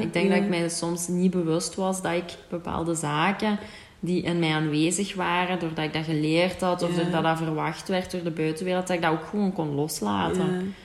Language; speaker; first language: Dutch; native; Dutch